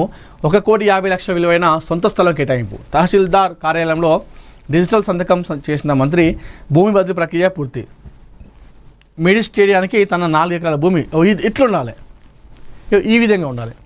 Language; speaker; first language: Telugu; native; Telugu